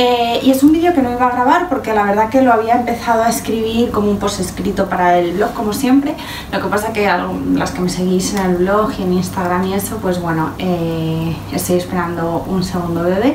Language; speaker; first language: Spanish; native; Spanish